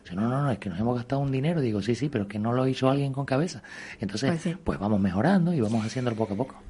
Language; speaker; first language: Spanish; native; Spanish